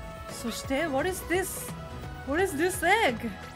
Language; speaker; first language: English; non-native, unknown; Japanese